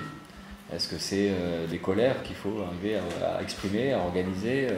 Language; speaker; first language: French; native; French